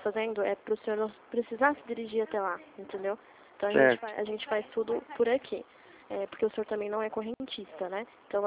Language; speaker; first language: Portuguese; native; Portuguese